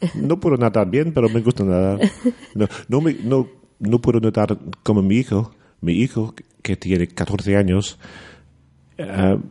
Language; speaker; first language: Spanish; non-native, learner; English